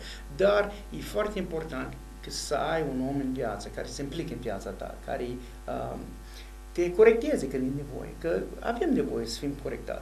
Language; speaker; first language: Romanian; non-native, fluent; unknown